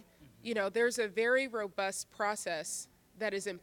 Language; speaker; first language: English; native; English